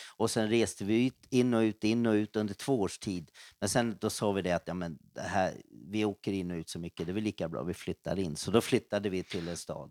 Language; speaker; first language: Swedish; native; Swedish